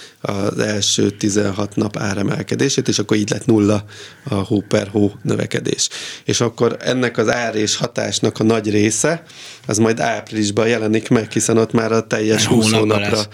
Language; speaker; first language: Hungarian; native; Hungarian